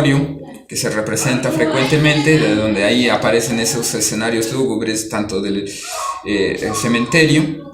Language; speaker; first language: Spanish; native; Spanish